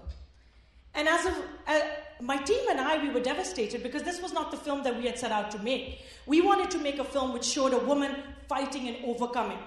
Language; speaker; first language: English; non-native, local second language; Urdu